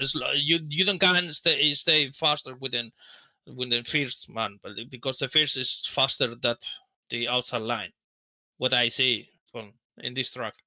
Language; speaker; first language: English; non-native, learner; Spanish